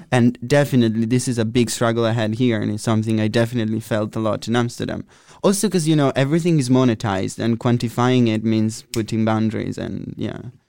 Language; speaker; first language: English; non-native, fluent; Italian